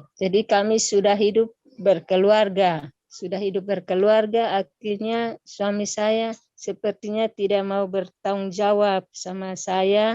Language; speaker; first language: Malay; non-native, local second language; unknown